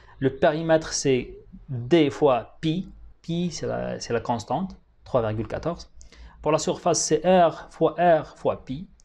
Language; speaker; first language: French; non-native, local second language; Arabic